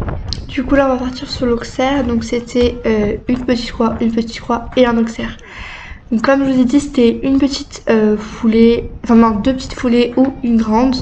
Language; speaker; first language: French; native; French